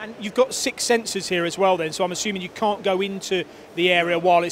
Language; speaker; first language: English; native; English